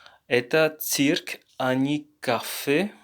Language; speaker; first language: Russian; non-native, learner; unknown